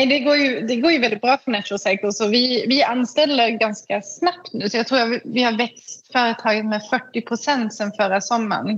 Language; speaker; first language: Swedish; native; Swedish